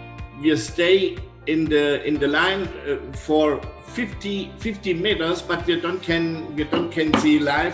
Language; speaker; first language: English; non-native, learner; German